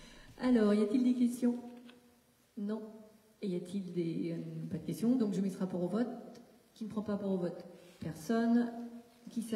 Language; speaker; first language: French; native; French